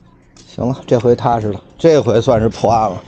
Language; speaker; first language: Chinese; native; Chinese